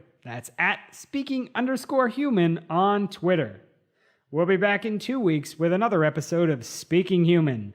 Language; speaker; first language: English; native; English